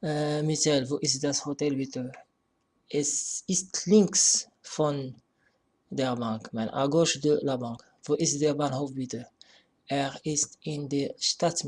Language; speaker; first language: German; non-native, fluent; Arabic